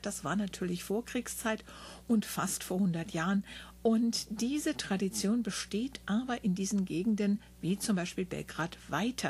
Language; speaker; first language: German; native; German